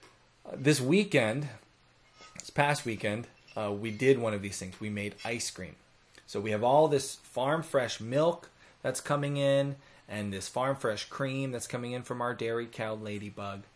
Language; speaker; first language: English; native; English